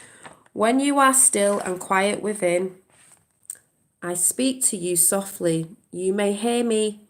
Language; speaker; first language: English; native; English